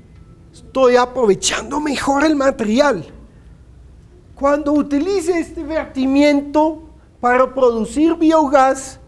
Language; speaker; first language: Spanish; non-native, fluent; Dutch